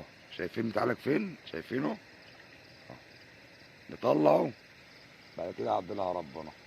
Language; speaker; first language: Arabic; native; Arabic